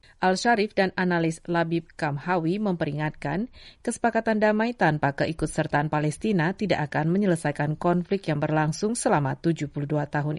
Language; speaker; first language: Indonesian; native; Indonesian